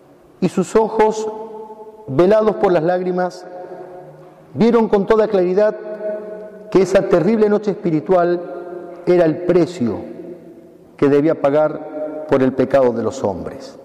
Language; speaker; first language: Spanish; native; Spanish